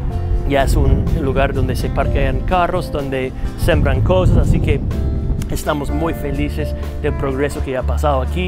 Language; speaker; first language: Spanish; non-native, fluent; English